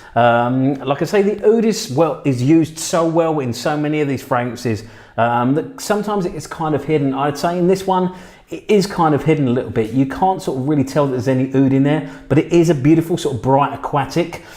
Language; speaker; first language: English; native; English